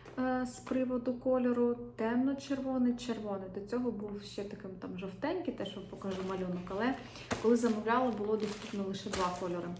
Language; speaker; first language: Ukrainian; non-native, local second language; Russian